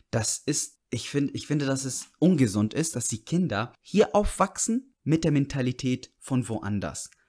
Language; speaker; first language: German; non-native, fluent; Arabic